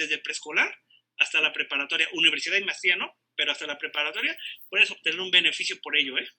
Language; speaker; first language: Spanish; native; Spanish